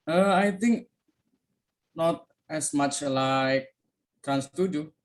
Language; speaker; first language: English; non-native, learner; Indonesian